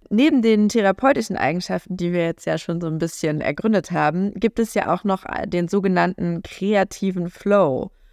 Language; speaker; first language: German; native; German